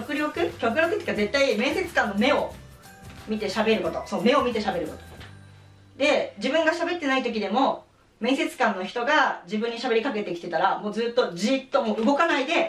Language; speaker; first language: Japanese; native; Japanese